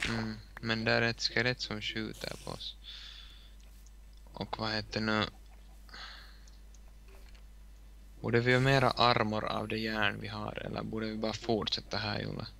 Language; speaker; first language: Swedish; non-native, local second language; Finnish